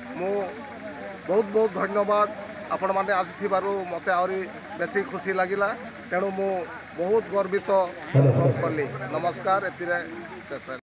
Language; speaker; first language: Odia; non-native, local second language; Santali